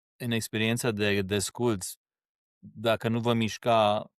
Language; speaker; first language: Romanian; early bilingual, heritage; Romanian